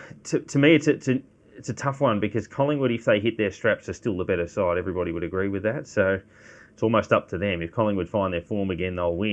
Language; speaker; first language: English; native; English